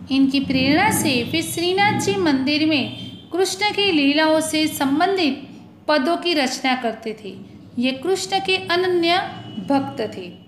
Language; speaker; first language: Hindi; non-native, local second language; Gujarati